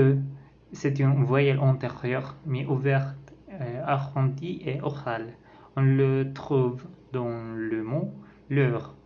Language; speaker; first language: French; non-native, learner; Spanish